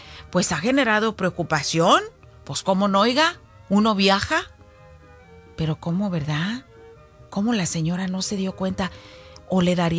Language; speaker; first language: Spanish; native; Spanish